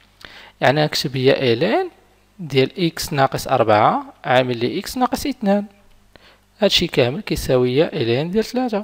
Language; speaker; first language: Arabic; native; Arabic